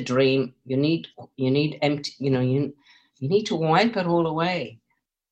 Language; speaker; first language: English; native; English